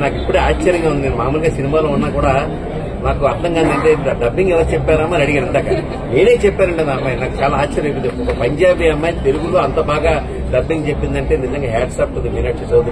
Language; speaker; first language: Telugu; native; Telugu